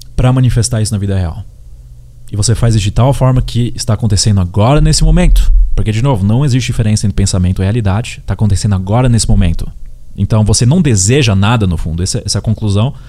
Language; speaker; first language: Portuguese; early bilingual, heritage; Portuguese